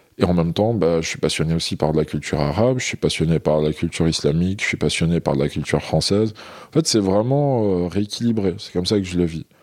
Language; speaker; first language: French; non-native, local second language; Arabic